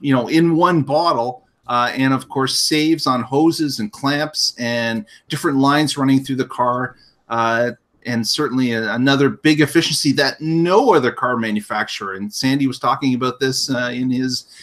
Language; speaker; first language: English; native; English